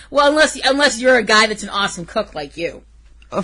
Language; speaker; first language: English; native; English